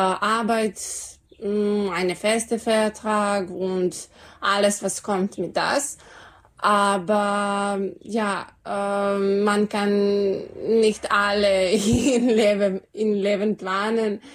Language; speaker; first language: German; non-native, learner; Serbian